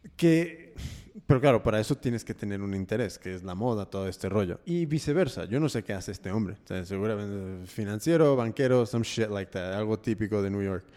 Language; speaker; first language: Spanish; early bilingual, heritage; Spanish